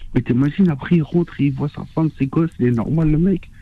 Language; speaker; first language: French; non-native, local second language; Arabic